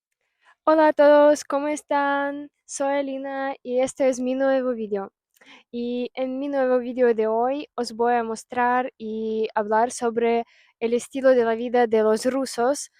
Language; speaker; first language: Spanish; non-native, fluent; Russian